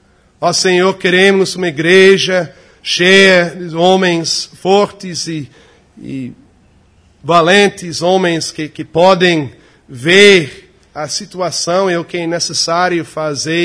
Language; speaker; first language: Portuguese; non-native, fluent; English